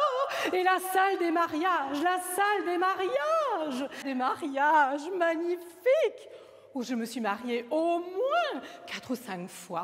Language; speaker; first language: French; native; French